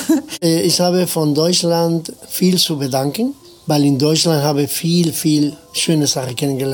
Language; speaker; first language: German; non-native, fluent; Spanish